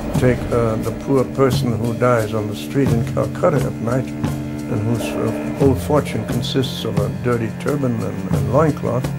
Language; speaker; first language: English; non-native, fluent; German